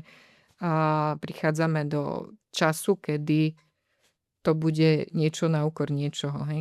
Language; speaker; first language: Slovak; native; Slovak